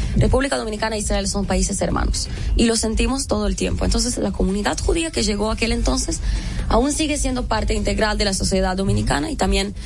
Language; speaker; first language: Spanish; non-native, fluent; Hebrew